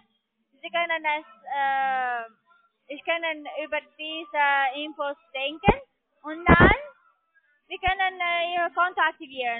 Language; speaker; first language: German; non-native, learner; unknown